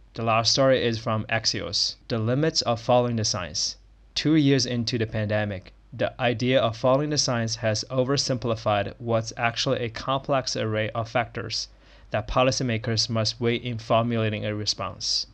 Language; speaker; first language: English; non-native, fluent; Chinese